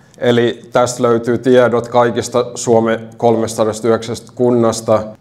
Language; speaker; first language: Finnish; native; Finnish